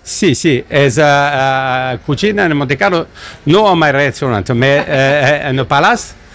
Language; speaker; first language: Italian; non-native, learner; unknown